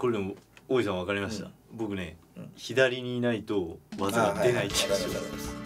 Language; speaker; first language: Japanese; native; Japanese